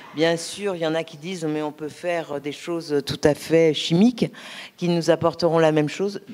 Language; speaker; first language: French; native; French